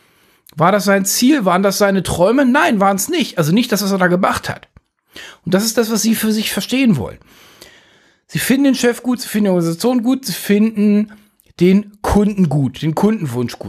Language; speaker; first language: German; native; German